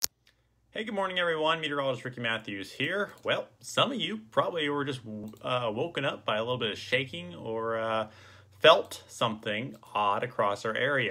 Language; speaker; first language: English; native; English